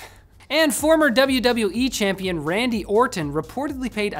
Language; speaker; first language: English; native; English